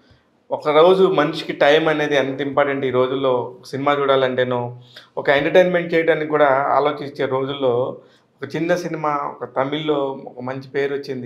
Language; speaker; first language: Telugu; native; Telugu